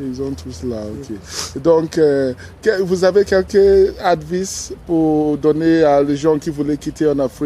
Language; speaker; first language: French; non-native, learner; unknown